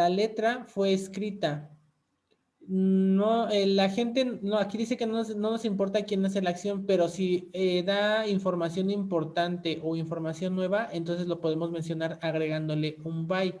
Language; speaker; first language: Spanish; native; Spanish